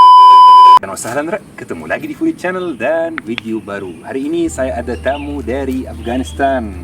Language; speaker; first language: Indonesian; non-native, fluent; Arabic